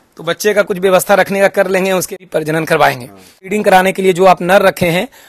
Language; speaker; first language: Hindi; native; Hindi